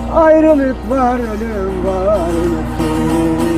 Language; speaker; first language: Turkish; native; Turkish